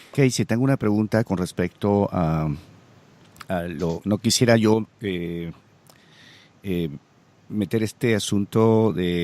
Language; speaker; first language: Spanish; native; Spanish